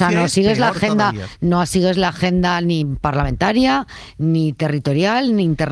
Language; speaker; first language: Spanish; native; Spanish